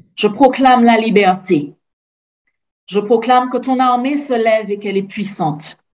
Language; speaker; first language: French; native; French